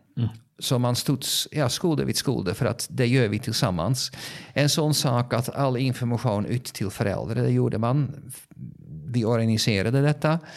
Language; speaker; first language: Swedish; non-native, fluent; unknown